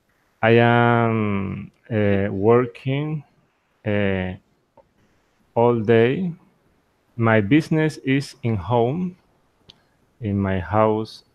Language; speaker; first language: English; non-native, learner; Spanish